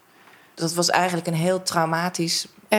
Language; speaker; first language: Dutch; native; Dutch